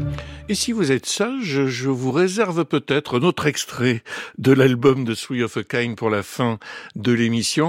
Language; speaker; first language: French; native; French